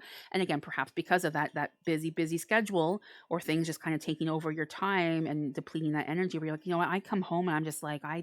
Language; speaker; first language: English; native; English